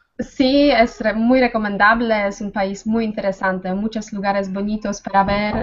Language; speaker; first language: Spanish; non-native, fluent; Polish